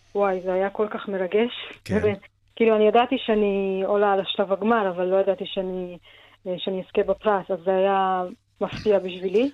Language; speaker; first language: Hebrew; non-native, local second language; Arabic